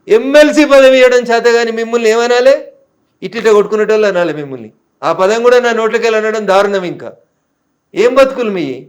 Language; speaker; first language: Telugu; native; Telugu